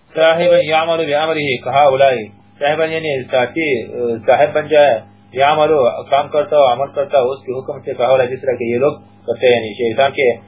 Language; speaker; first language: Urdu; native; Urdu